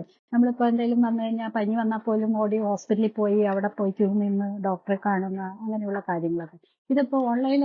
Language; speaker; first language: Malayalam; native; Malayalam